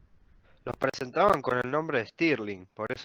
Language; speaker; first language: Spanish; native; Spanish